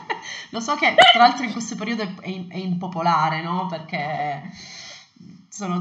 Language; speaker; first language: Italian; native; Italian